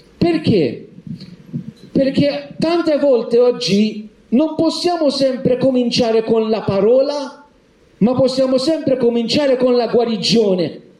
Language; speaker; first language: Italian; non-native, fluent; Maltese